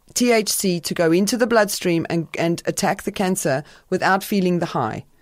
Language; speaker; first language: English; native; English